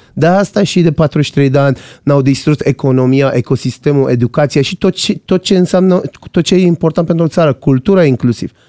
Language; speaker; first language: Romanian; non-native, fluent; Persian